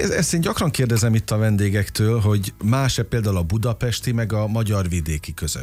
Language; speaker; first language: Hungarian; native; Hungarian